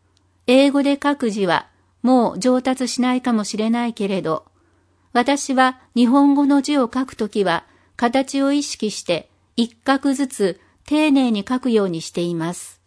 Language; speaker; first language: Japanese; non-native, fluent; English